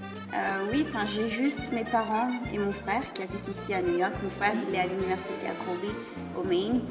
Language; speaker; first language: French; early bilingual, heritage; French